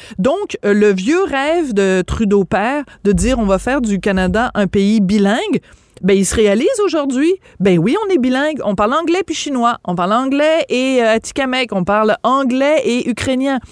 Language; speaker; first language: French; native; French